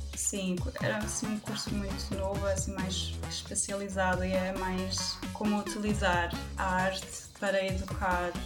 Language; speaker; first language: Portuguese; non-native, local second language; German